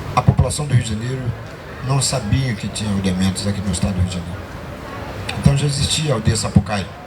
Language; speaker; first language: Portuguese; non-native, local second language; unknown